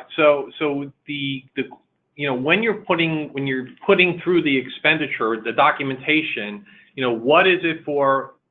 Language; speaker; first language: English; native; English